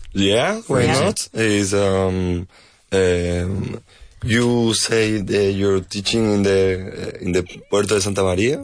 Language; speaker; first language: English; non-native, learner; Spanish